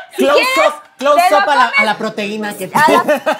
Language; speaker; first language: Spanish; native; Spanish